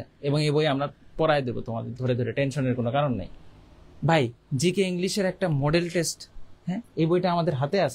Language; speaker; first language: Bangla; native; Bangla